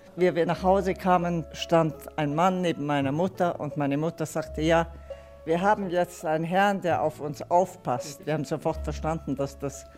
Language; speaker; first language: German; non-native, fluent; Italian